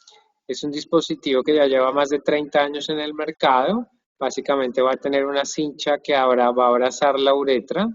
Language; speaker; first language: Spanish; native; Spanish